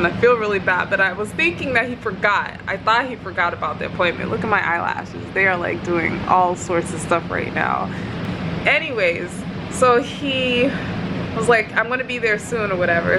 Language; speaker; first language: English; native; English